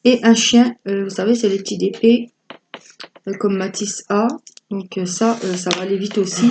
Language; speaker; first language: French; native; French